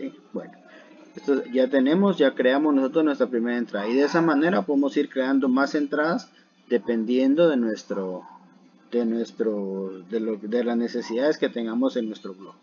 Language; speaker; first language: Spanish; native; Spanish